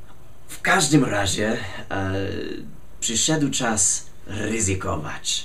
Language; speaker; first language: Polish; non-native, fluent; English